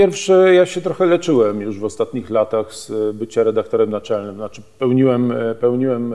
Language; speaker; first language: Polish; native; Polish